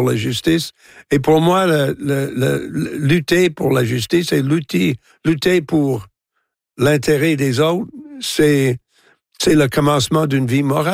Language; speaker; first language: French; non-native, local second language; English